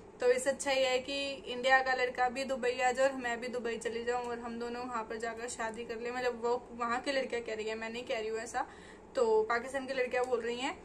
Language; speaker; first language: Hindi; native; Hindi